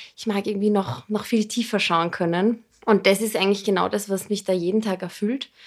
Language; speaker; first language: German; non-native, fluent; Serbian